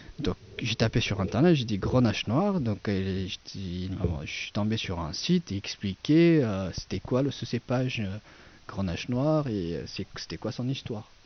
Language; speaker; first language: French; non-native, fluent; Persian